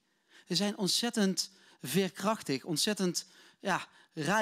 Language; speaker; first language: Dutch; native; Dutch